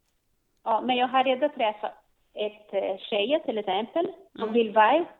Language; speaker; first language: Swedish; non-native, learner; Portuguese